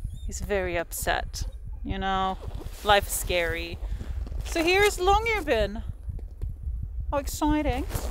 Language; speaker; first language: English; non-native, fluent; Swedish